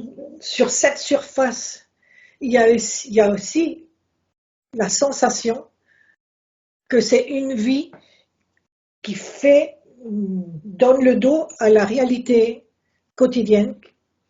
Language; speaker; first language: French; non-native, fluent; Spanish